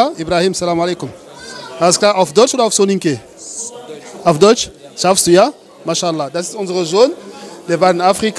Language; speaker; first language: German; non-native, learner; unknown